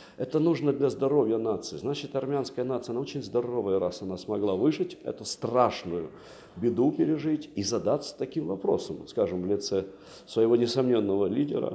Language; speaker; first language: Russian; native; Russian